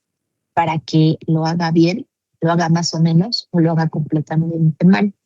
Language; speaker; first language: Spanish; native; Spanish